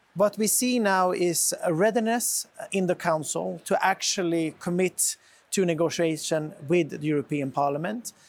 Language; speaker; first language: English; non-native, fluent; Swedish